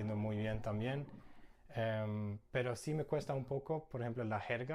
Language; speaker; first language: Spanish; non-native, fluent; English